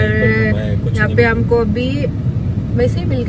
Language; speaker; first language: Hindi; native; Hindi